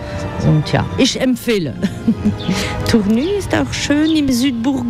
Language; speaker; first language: German; non-native, fluent; French